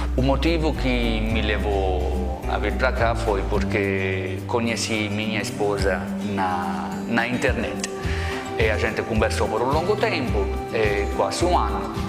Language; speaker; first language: Portuguese; non-native, fluent; Italian